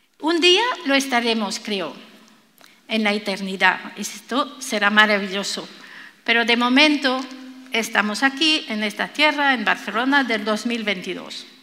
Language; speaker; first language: Spanish; non-native, fluent; French